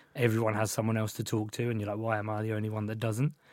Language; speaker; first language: English; native; English